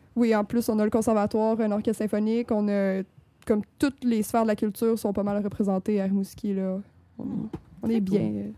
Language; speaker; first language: French; native; French